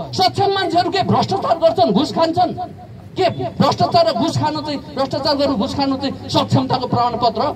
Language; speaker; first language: Nepali; non-native, local second language; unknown